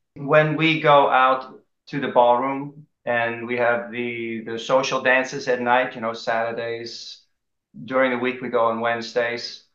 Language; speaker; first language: English; early bilingual, other home language; Dutch